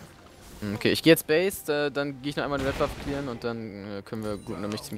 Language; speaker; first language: German; native; German